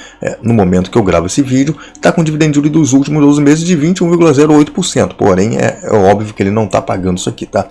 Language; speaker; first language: Portuguese; native; Portuguese